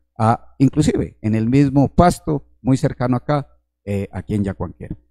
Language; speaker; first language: Spanish; native; Spanish